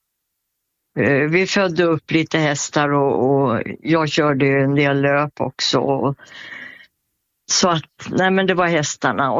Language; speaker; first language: Swedish; native; Swedish